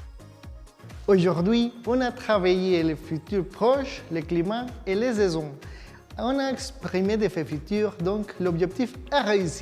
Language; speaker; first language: French; non-native, fluent; Spanish